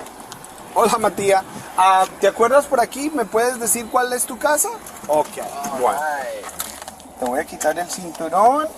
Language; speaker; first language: Spanish; early bilingual, heritage; Spanish